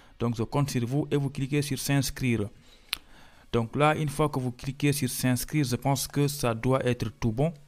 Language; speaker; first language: French; non-native, local second language; Fula